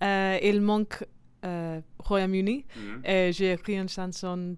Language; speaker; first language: French; non-native, learner; English